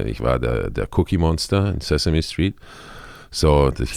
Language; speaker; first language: German; non-native, fluent; Croatian